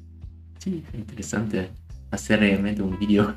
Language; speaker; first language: Spanish; non-native, learner; German